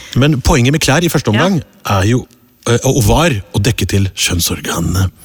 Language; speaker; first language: Norwegian; early bilingual, other home language; Urdu